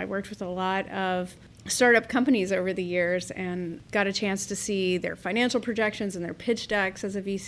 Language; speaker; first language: English; native; English